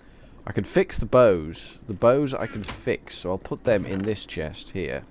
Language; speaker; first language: English; native; English